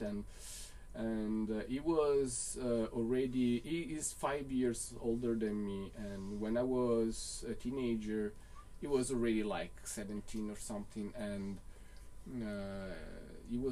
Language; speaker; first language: English; non-native, fluent; Italian